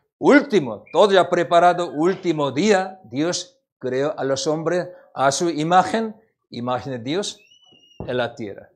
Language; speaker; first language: Spanish; non-native, learner; Korean